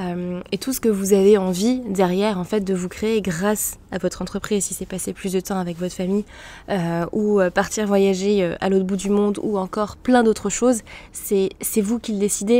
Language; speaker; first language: French; native; French